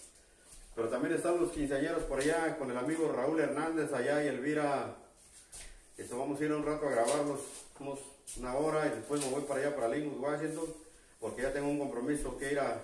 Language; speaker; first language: Spanish; native; Spanish